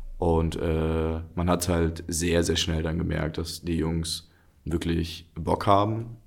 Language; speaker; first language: German; early bilingual, other home language; Russian